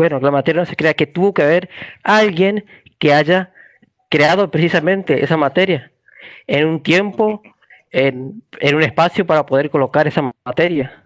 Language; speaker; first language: Spanish; native; Spanish